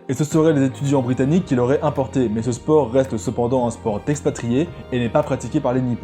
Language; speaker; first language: French; native; French